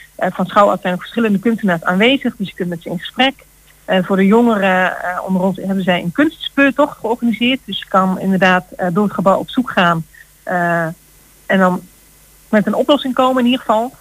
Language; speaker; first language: Dutch; native; Dutch